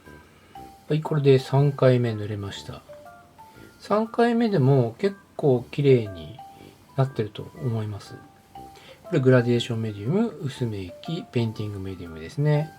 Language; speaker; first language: Japanese; native; Japanese